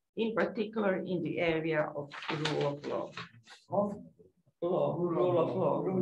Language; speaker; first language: English; non-native, fluent; Croatian